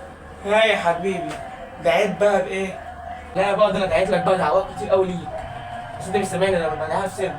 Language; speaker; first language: Arabic; native; Arabic